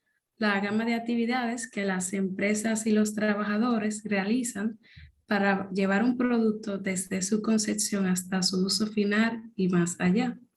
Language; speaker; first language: Spanish; native; Spanish